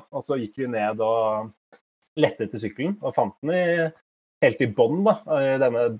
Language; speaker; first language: Norwegian; native; Norwegian